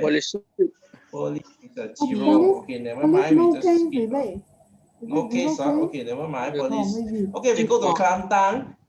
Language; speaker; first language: English; non-native, local second language; Chinese